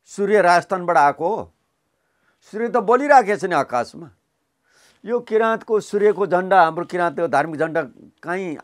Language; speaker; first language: Nepali; non-native, local second language; Limbu